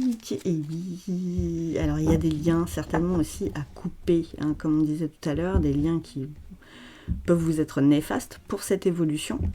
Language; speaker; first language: French; native; French